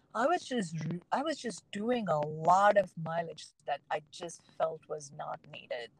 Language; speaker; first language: English; non-native, local second language; Tamil